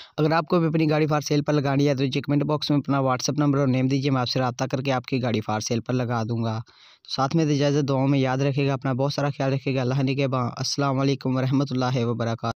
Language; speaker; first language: Urdu; non-native, local second language; Punjabi